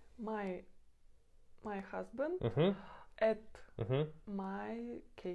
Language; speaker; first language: English; non-native, learner; Russian